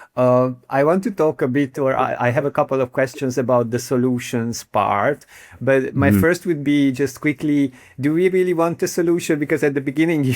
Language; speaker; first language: English; non-native, fluent; Hungarian